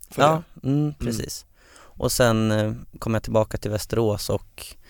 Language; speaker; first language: Swedish; native; Swedish